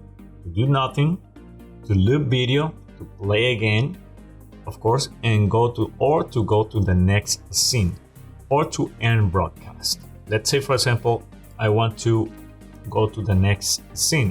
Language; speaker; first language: English; non-native, fluent; Spanish